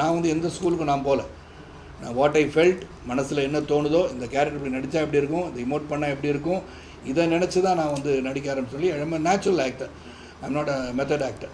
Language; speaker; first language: Tamil; native; Tamil